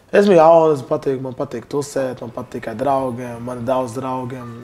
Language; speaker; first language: Latvian; non-native, learner; Portuguese